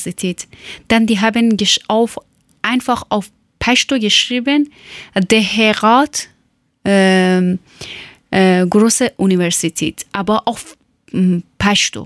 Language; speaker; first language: German; non-native, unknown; Persian